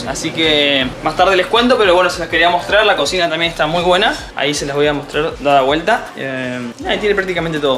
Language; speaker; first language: Spanish; native; Spanish